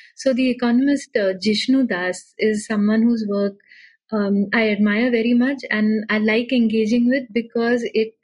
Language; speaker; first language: English; non-native, local second language; Marathi